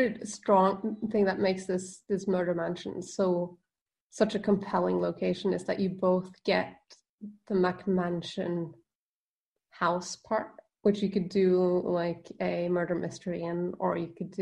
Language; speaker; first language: English; non-native, fluent; Norwegian